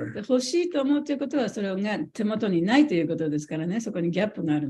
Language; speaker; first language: Japanese; native; Japanese